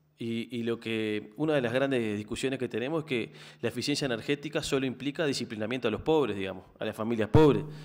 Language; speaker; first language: Spanish; native; Spanish